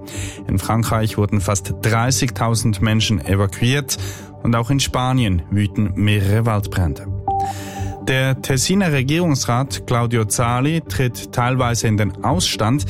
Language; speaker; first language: German; native; German